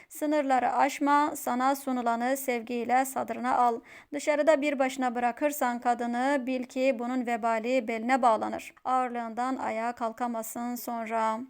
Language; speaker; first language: Turkish; native; Turkish